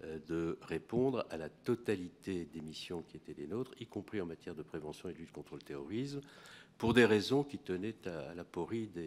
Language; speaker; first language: French; native; French